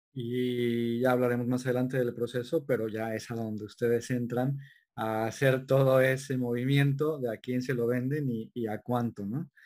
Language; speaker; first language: Spanish; native; Spanish